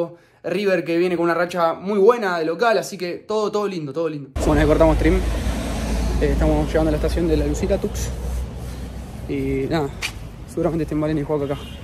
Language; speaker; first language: Spanish; native; Spanish